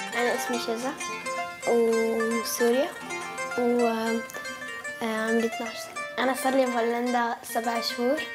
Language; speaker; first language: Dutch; non-native, learner; Arabic